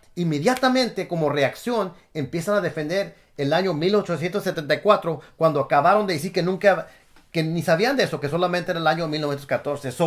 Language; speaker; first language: Spanish; early bilingual, other home language; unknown